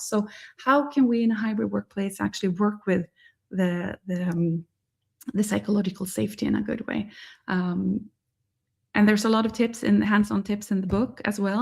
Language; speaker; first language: English; non-native, fluent; Swedish